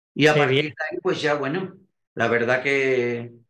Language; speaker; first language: Spanish; native; Spanish